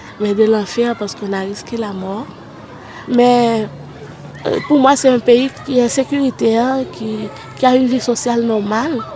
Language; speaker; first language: French; non-native, local second language; Haitian Creole